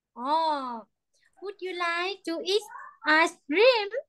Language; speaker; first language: English; non-native, fluent; Vietnamese